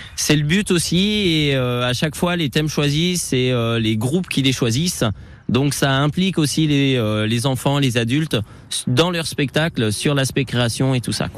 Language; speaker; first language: French; native; French